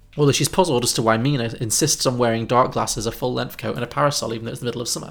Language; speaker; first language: English; native; English